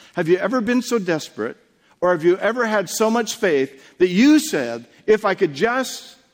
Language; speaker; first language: English; native; English